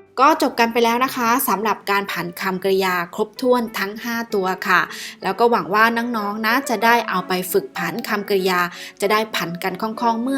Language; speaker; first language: Thai; native; Thai